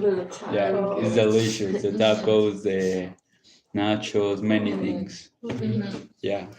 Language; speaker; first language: English; non-native, learner; Spanish